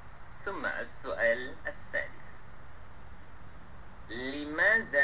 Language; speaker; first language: Arabic; non-native, fluent; Malay